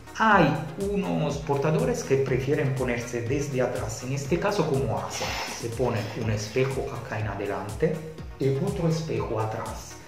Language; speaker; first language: Spanish; non-native, fluent; Italian